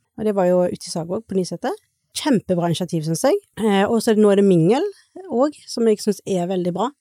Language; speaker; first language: Norwegian; native; Norwegian